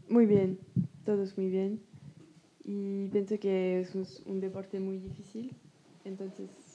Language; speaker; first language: Spanish; non-native, learner; French